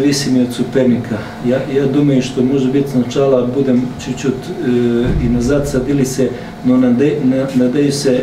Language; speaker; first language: Russian; non-native, learner; Serbian